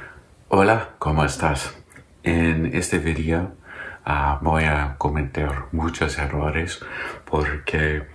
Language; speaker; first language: Spanish; non-native, learner; English